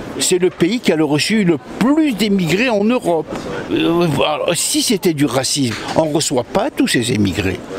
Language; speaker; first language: French; native; French